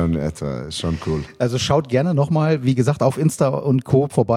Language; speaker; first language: German; native; German